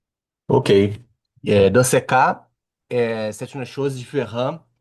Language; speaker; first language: French; non-native, learner; Portuguese